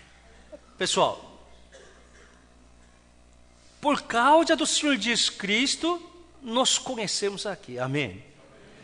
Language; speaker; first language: Portuguese; non-native, fluent; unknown